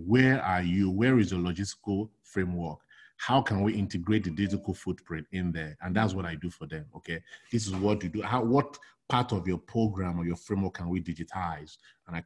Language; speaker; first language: English; non-native, local second language; Yoruba